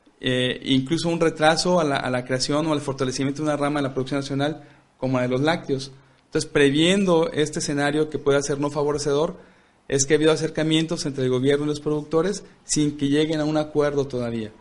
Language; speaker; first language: Spanish; native; Spanish